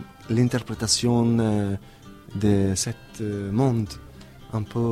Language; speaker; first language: French; non-native, learner; Italian